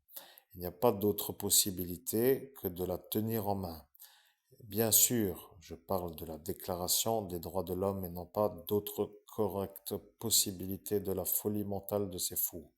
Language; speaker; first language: French; native; French